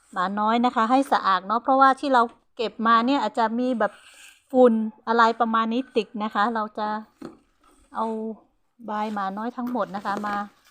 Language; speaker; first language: Thai; non-native, local second language; Hmong